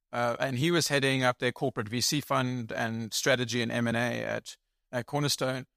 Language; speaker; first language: English; native; English